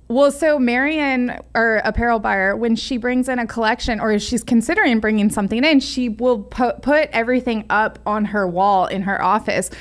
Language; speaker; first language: English; native; English